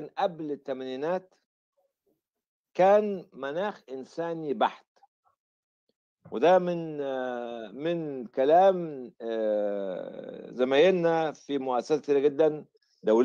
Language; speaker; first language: Arabic; native; Arabic